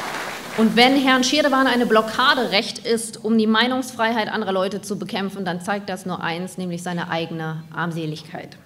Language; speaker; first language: German; native; German